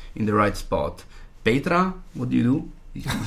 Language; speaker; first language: English; non-native, fluent; Italian